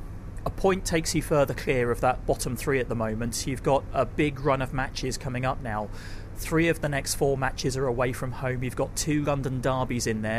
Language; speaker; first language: English; native; English